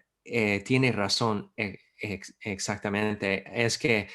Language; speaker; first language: Spanish; non-native, fluent; English